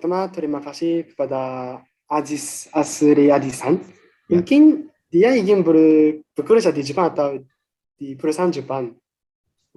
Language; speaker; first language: Indonesian; non-native, fluent; Japanese